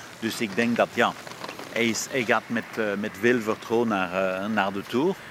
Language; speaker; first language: Dutch; non-native, fluent; French